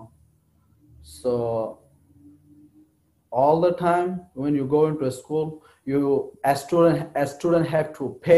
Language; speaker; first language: English; non-native, learner; Rohingya